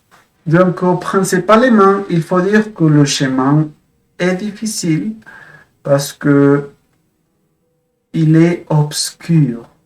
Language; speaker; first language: French; non-native, fluent; Spanish